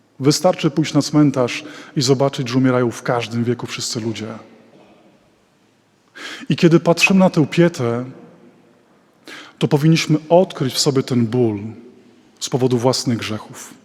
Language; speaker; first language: Polish; native; Polish